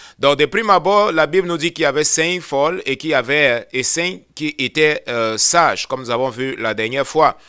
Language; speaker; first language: French; non-native, local second language; Lingala